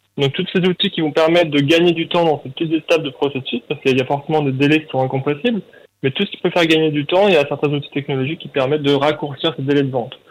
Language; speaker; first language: French; native; French